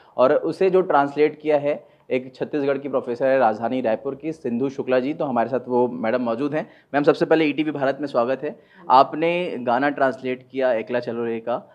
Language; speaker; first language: Hindi; native; Hindi